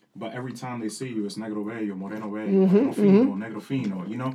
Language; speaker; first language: English; early bilingual, other home language; Spanish